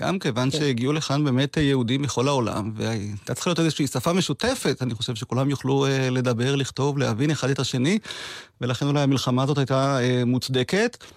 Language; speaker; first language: Hebrew; native; Hebrew